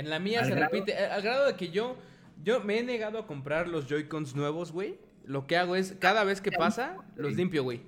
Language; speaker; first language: Spanish; native; Spanish